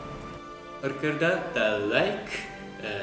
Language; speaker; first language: Spanish; non-native, learner; Japanese